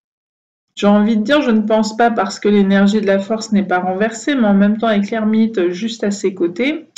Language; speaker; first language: French; native; French